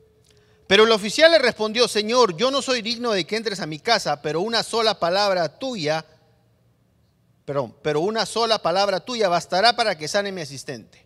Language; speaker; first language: Spanish; native; Spanish